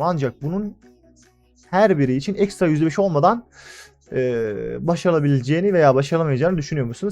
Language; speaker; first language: Turkish; native; Turkish